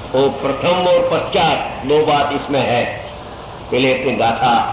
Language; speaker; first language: Hindi; non-native, local second language; Gujarati